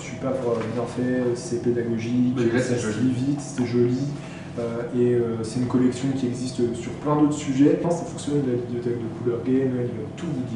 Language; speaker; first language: French; native; French